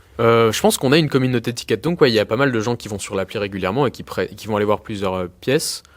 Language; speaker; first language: French; early bilingual, other home language; Spanish